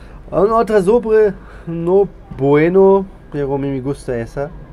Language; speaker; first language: Spanish; non-native, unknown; German